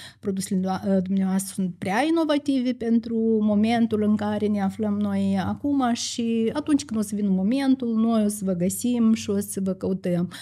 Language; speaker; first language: Romanian; native; Romanian